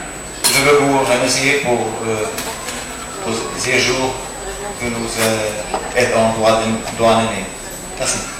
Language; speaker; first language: French; non-native, learner; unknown